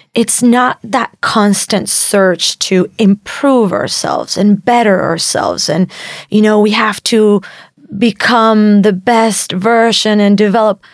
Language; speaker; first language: English; non-native, fluent; Spanish